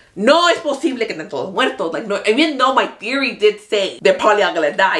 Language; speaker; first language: English; early bilingual, other home language; Spanish